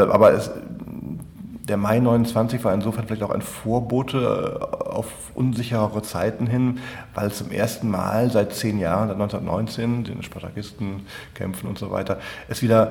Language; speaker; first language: German; native; German